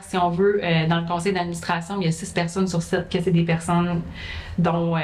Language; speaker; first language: French; native; French